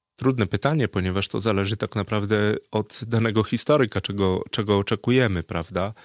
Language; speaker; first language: Polish; native; Polish